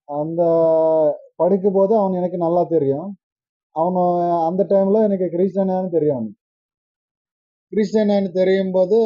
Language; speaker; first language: Tamil; non-native, learner; Telugu